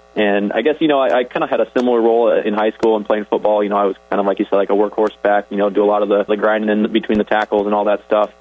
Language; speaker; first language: English; native; English